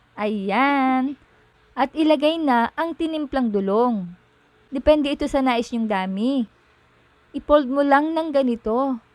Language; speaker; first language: Filipino; native; Filipino